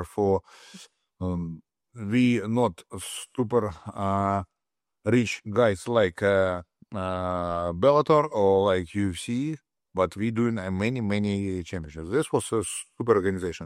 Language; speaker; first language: English; non-native, learner; Russian